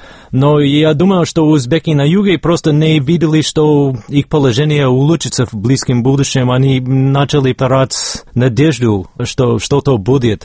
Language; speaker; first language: Russian; non-native, fluent; English